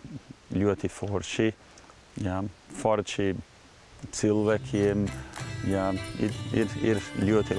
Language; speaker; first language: Latvian; non-native, learner; Portuguese